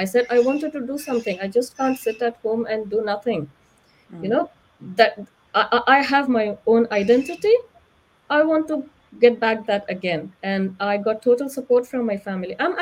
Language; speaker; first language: English; non-native, local second language; Hindi